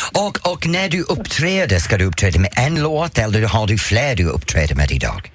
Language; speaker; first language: Swedish; non-native, fluent; English